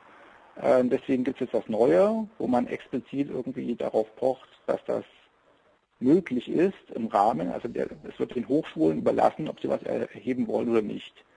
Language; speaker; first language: German; native; German